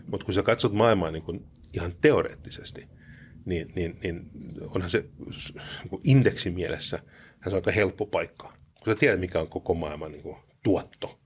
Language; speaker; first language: Finnish; early bilingual, heritage; Finnish